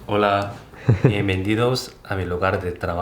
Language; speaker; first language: Spanish; non-native, learner; Korean